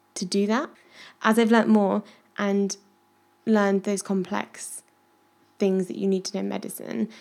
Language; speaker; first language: English; native; English